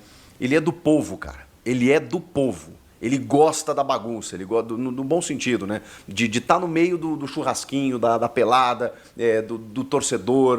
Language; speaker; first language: Portuguese; native; Portuguese